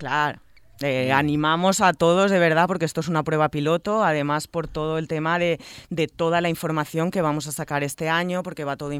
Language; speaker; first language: Spanish; native; Spanish